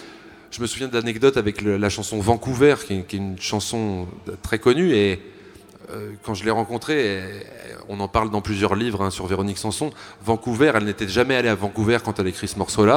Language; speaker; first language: French; native; French